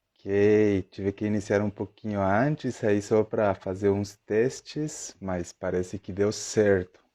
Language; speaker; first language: Portuguese; non-native, fluent; Spanish